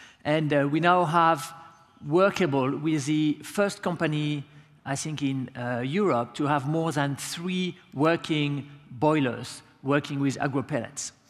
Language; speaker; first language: English; non-native, fluent; French